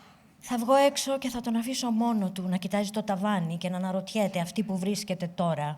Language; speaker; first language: Greek; native; Greek